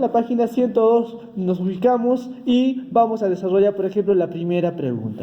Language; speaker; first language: Spanish; native; Spanish